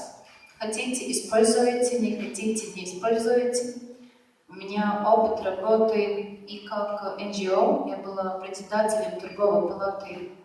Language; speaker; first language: Russian; non-native, fluent; Latvian